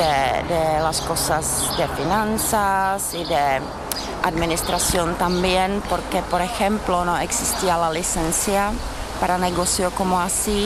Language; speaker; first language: Spanish; non-native, learner; Czech